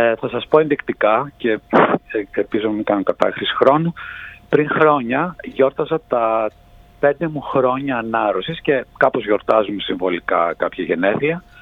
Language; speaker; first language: Greek; early bilingual, heritage; Greek